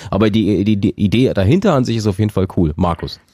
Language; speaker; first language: German; native; German